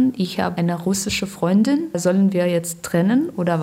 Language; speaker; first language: German; non-native, learner; Russian